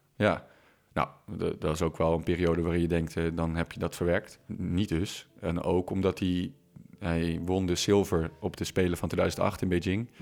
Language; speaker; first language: Dutch; native; Dutch